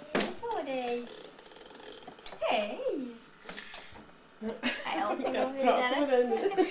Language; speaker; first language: Swedish; non-native, learner; German